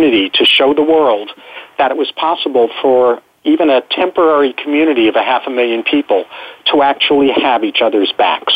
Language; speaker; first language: English; native; English